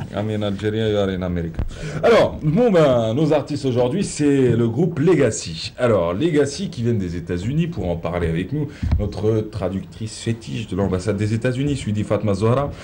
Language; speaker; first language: French; non-native, local second language; Arabic